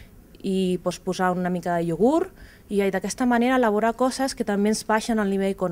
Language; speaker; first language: Catalan; native; Catalan